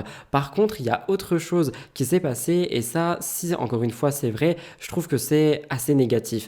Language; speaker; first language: French; native; French